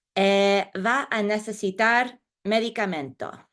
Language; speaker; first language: Spanish; early bilingual, other home language; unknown